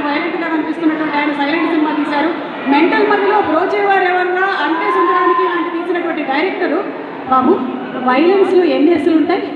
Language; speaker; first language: Telugu; native; Telugu